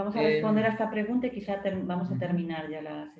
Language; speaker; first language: Spanish; native; Spanish